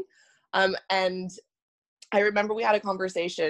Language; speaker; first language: English; native; English